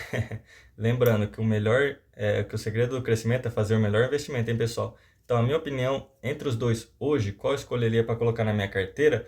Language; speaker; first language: Portuguese; native; Portuguese